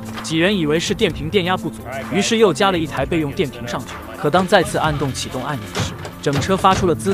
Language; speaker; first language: Chinese; native; Chinese